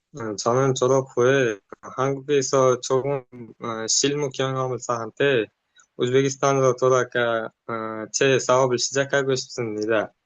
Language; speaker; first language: Korean; non-native, learner; Uzbek